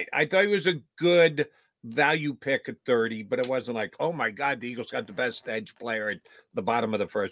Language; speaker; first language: English; native; English